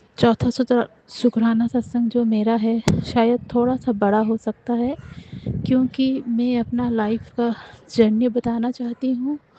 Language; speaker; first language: Hindi; non-native, local second language; Nepali